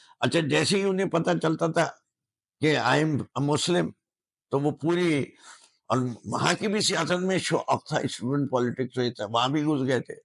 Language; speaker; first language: Urdu; native; Urdu